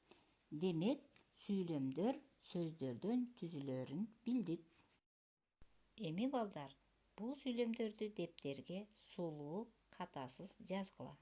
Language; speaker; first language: Kyrgyz; native; Kyrgyz